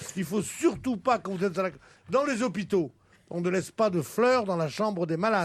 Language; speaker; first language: French; native; French